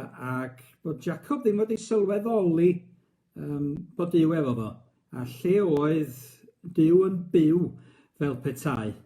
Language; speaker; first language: Welsh; native; Welsh